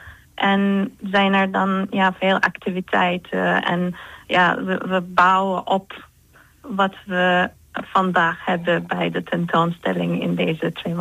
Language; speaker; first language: Dutch; non-native, learner; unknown